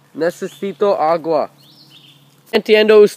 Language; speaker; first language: Spanish; non-native, learner; English